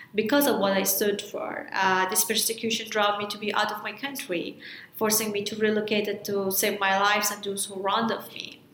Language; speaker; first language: English; non-native, fluent; Persian